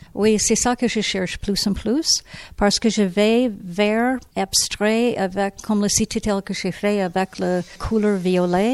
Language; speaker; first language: French; non-native, learner; English